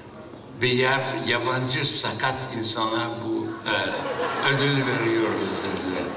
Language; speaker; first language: Turkish; early bilingual, heritage; Turkish